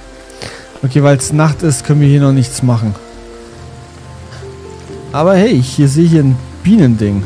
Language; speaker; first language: German; native; German